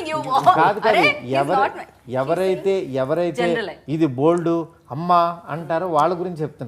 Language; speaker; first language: Telugu; native; Telugu